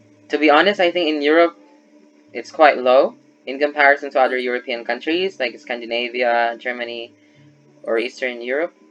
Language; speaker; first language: English; non-native, local second language; Filipino